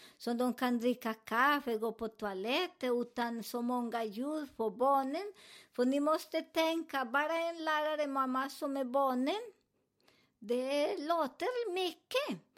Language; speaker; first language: Swedish; non-native, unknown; Spanish